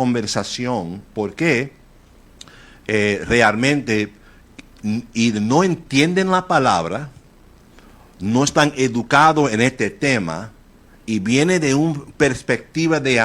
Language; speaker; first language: Spanish; native; Spanish